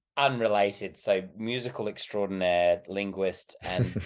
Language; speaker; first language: English; native; English